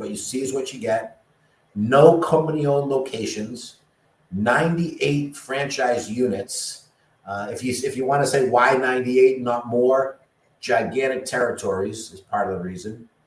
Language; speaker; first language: English; native; English